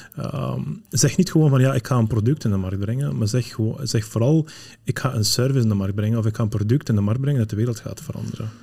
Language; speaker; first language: Dutch; early bilingual, other home language; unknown